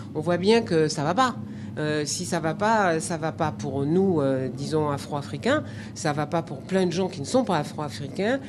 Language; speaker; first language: French; native; French